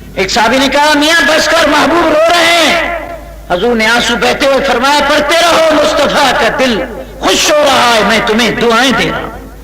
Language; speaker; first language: Urdu; non-native, local second language; Saraiki